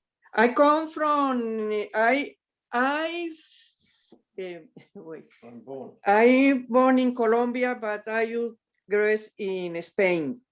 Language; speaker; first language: English; non-native, learner; Spanish